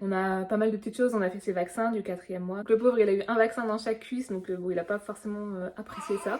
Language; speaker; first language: French; native; French